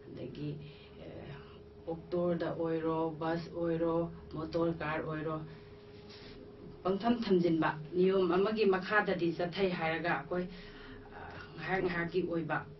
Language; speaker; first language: Manipuri; native; Manipuri